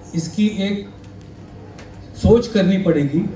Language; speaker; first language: Hindi; non-native, local second language; Marathi